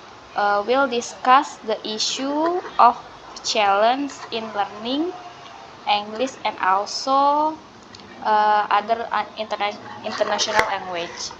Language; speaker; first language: English; non-native, learner; Indonesian